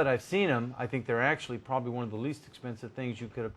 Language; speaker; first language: English; native; English